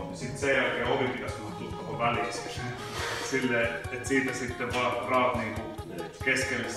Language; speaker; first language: Finnish; native; Finnish